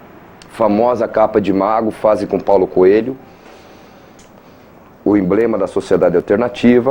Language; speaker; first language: Portuguese; native; Portuguese